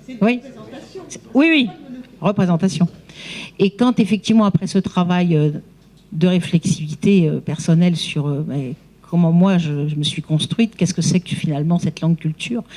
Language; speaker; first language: French; native; French